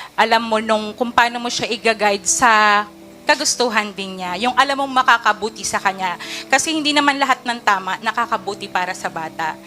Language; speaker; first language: Filipino; native; Filipino